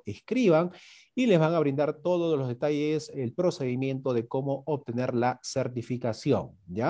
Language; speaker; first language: Spanish; native; Spanish